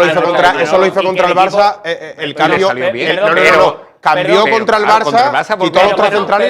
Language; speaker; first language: Spanish; native; Spanish